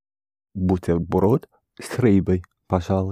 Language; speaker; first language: Russian; non-native, learner; English